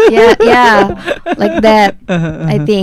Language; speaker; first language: English; non-native, learner; Indonesian